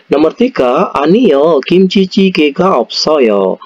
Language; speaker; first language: Korean; non-native, fluent; Indonesian